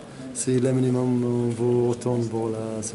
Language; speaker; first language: French; non-native, fluent; Arabic